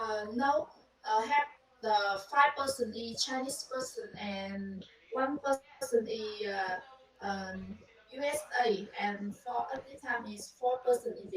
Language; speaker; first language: English; non-native, learner; Vietnamese